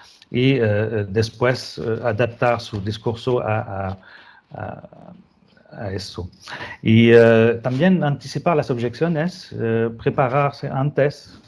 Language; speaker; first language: Spanish; non-native, fluent; French